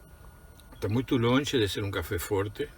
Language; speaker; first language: Portuguese; non-native, fluent; Spanish